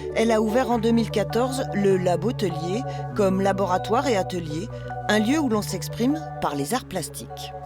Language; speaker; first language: French; native; French